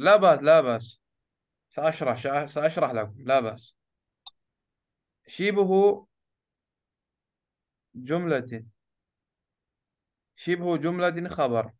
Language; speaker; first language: Arabic; non-native, fluent; Urdu